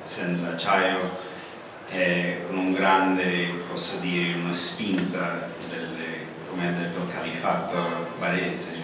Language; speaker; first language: Italian; non-native, learner; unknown